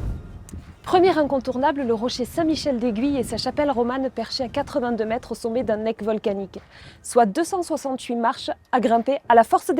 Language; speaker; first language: French; native; French